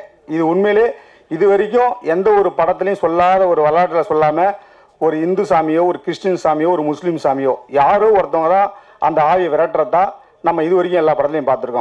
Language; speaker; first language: Tamil; native; Tamil